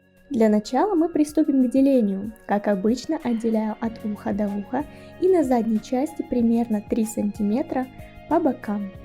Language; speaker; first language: Russian; native; Russian